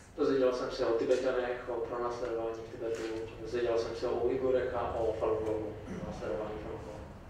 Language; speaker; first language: Czech; native; Czech